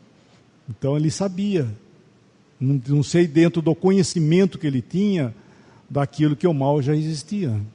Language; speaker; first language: Portuguese; native; Portuguese